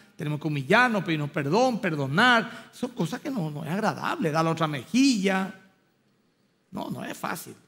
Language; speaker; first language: Spanish; native; Spanish